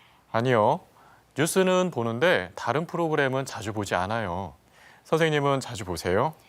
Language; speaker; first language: Korean; native; Korean